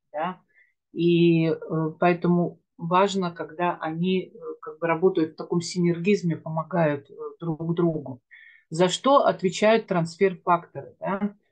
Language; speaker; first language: Russian; native; Russian